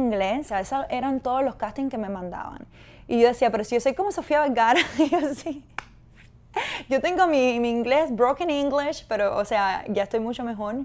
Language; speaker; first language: Spanish; native; Spanish